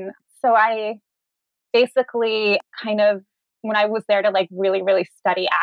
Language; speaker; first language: English; native; English